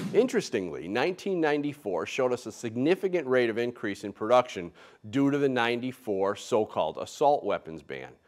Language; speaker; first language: English; native; English